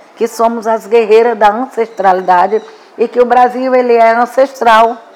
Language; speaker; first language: Portuguese; non-native, local second language; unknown